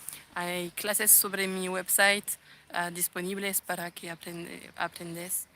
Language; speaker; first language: Spanish; non-native, fluent; French